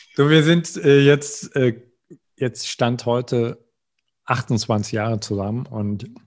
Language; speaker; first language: German; native; German